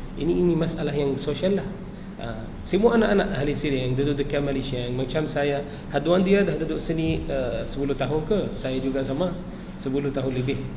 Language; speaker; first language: Malay; non-native, fluent; Arabic